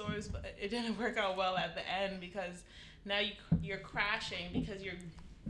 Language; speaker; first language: English; native; English